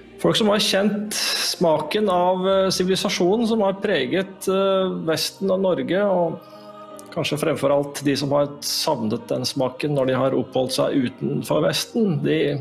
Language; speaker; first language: Norwegian; native; Norwegian